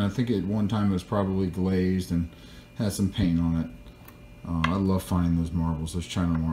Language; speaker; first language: English; native; English